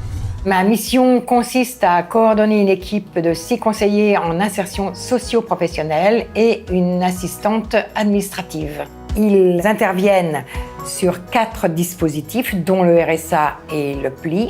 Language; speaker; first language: French; native; French